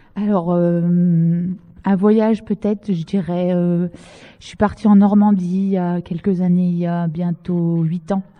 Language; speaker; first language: French; native; French